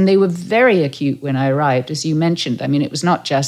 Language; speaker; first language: English; native; English